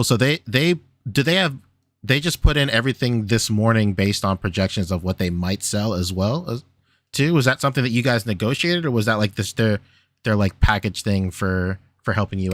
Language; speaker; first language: English; native; English